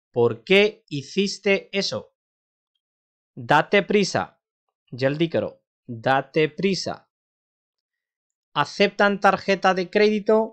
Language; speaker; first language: Spanish; non-native, fluent; Urdu